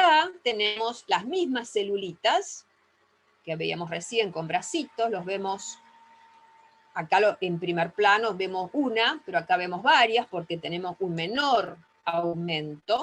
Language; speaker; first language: Spanish; native; Spanish